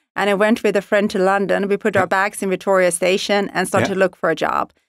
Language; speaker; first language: English; non-native, fluent; Swedish